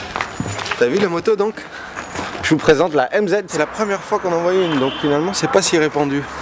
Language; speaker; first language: French; native; French